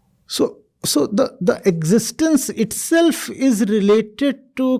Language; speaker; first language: English; non-native, local second language; Hindi